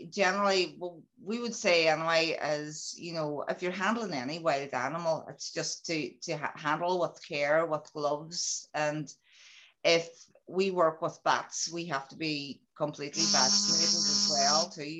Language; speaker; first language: English; native; English